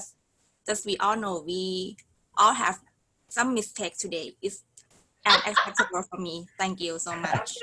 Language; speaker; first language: English; non-native, learner; Thai